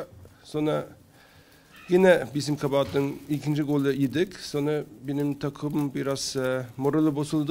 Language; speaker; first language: Turkish; early bilingual, heritage; Turkish